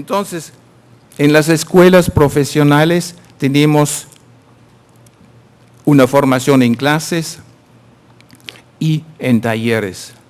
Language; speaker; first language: Spanish; non-native, fluent; German